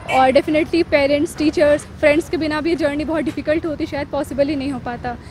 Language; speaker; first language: Hindi; native; Hindi